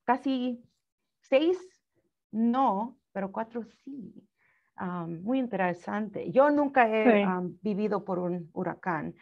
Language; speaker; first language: Spanish; early bilingual, heritage; Spanish